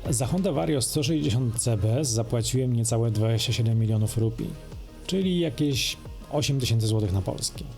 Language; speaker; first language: Polish; native; Polish